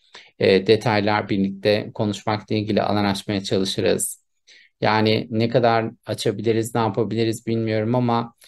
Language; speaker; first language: Turkish; native; Turkish